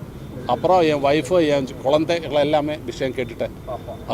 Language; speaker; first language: Tamil; non-native, learner; Malayalam